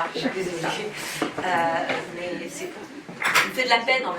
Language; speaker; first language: French; native; French